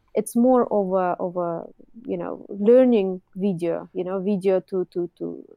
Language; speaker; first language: English; non-native, fluent; Russian